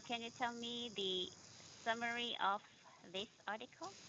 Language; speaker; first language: English; non-native, fluent; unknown